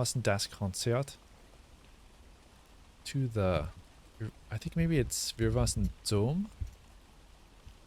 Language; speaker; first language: German; non-native, learner; English